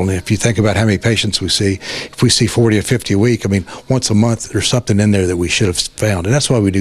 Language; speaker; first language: English; native; English